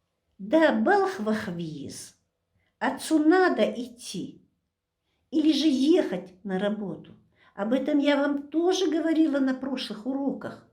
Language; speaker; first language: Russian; non-native, local second language; Chechen